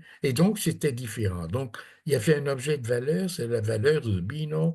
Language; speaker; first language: French; non-native, fluent; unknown